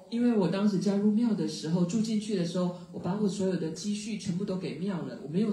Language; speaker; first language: Chinese; native; Chinese